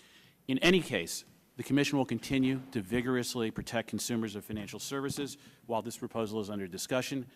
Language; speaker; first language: English; native; English